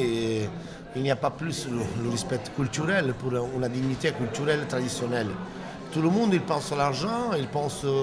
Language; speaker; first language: French; non-native, learner; Italian